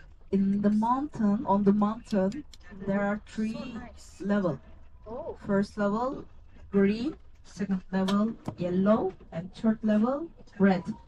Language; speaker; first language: English; non-native, fluent; Turkish